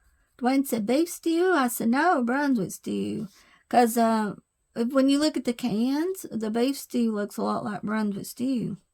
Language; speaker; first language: English; native; English